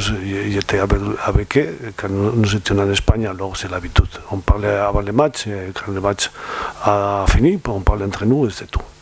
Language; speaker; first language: French; non-native, fluent; Spanish